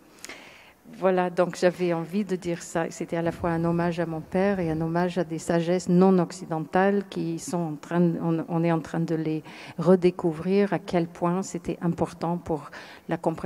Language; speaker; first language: French; non-native, fluent; English